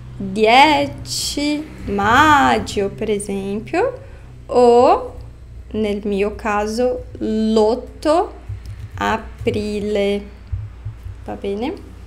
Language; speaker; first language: Italian; non-native, fluent; Portuguese